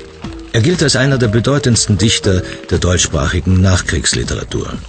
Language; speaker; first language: German; native; German